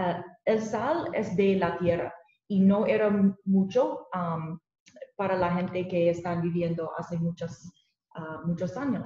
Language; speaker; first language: Spanish; non-native, learner; English